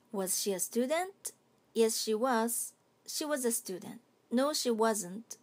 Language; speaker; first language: English; non-native, fluent; Japanese